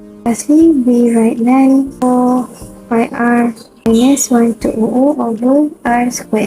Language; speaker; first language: English; non-native, local second language; Malay